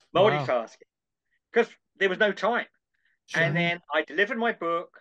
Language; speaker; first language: English; native; English